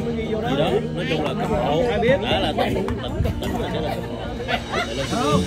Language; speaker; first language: Vietnamese; native; Vietnamese